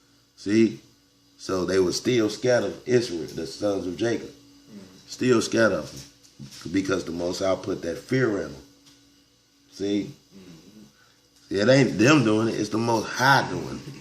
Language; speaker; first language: English; native; English